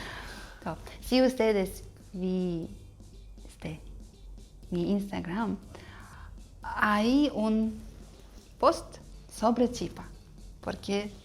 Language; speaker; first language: Spanish; non-native, learner; Russian